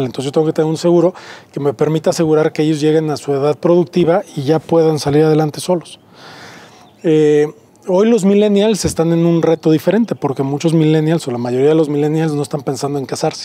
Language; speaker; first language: Spanish; native; Spanish